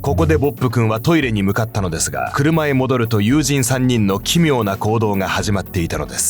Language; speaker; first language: Japanese; native; Japanese